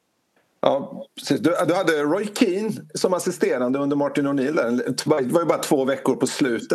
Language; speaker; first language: Swedish; native; Swedish